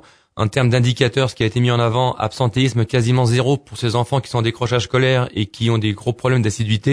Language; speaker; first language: French; native; French